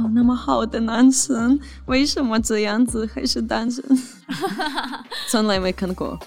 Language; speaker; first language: Chinese; non-native, fluent; Ukrainian